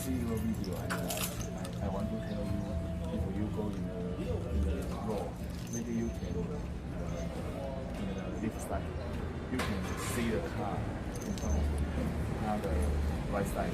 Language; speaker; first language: English; non-native, learner; Chinese